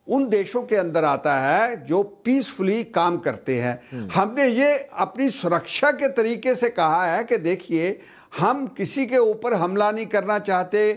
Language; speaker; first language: Hindi; non-native, local second language; Punjabi